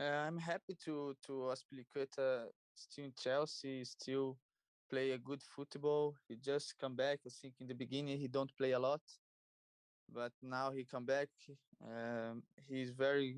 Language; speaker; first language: English; non-native, learner; Portuguese